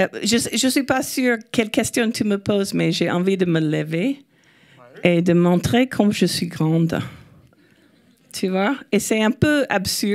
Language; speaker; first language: French; non-native, fluent; English